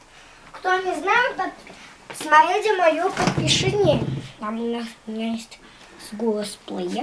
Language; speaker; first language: Russian; early bilingual, heritage; Russian